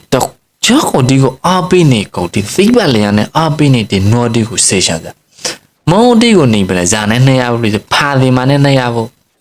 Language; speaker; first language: Burmese; native; Burmese